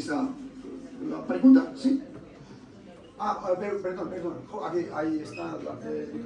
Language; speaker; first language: Spanish; non-native, learner; Georgian